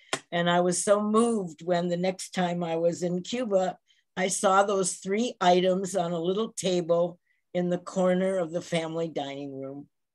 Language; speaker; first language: English; native; English